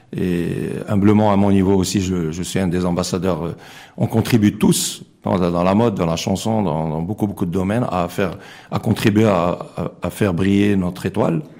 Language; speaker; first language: French; non-native, local second language; Arabic